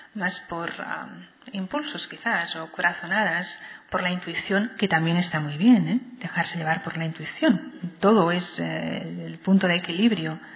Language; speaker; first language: Spanish; non-native, local second language; Catalan